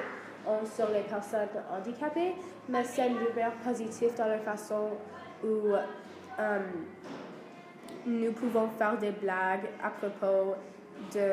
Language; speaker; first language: French; non-native, learner; English